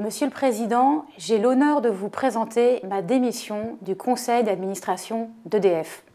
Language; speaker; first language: French; native; French